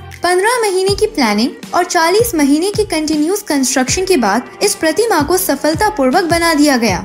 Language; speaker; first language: Hindi; native; Hindi